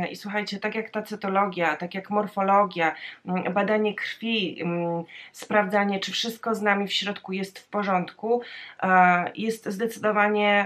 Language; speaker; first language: Polish; native; Polish